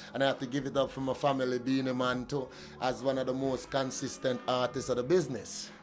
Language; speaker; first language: English; native; English